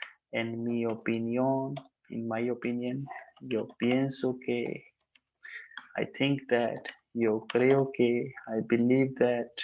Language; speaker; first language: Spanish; non-native, fluent; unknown